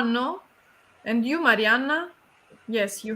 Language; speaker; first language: English; non-native, learner; Italian